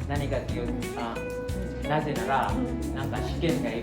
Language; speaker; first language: Japanese; non-native, learner; Filipino